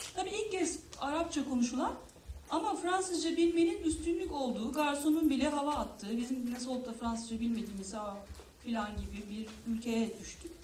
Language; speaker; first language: Turkish; native; Turkish